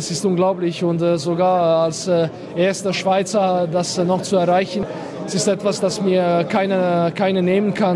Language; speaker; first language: German; non-native, fluent; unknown